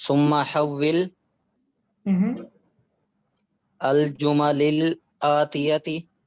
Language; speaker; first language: Arabic; non-native, learner; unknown